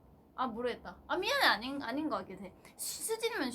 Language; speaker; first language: Korean; non-native, fluent; Thai